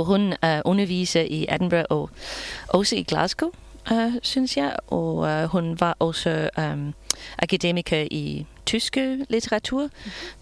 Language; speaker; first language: Danish; non-native, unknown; English